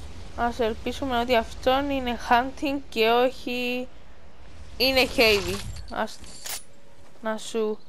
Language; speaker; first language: Greek; native; Greek